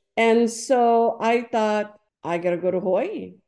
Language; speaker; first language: English; non-native, fluent; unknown